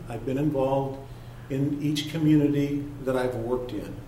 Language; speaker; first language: English; native; English